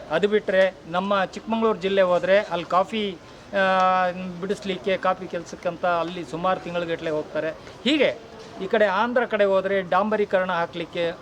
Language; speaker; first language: Kannada; non-native, local second language; Lambadi